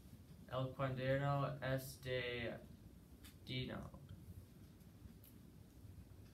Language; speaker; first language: Spanish; non-native, learner; English